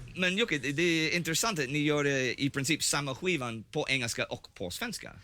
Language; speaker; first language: Swedish; non-native, fluent; English